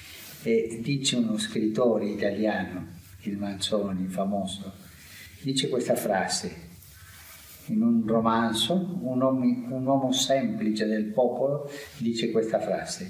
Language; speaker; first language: Italian; non-native, fluent; Spanish